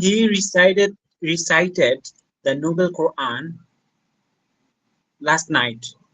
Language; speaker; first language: English; non-native, local second language; Bangla